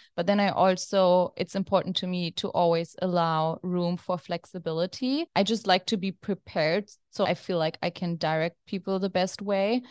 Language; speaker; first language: English; non-native, fluent; German